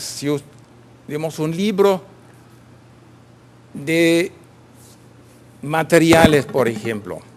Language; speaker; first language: Spanish; non-native, fluent; German